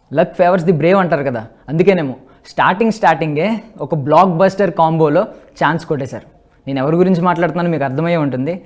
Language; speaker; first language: Telugu; native; Telugu